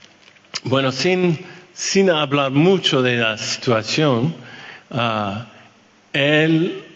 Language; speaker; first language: Spanish; non-native, fluent; French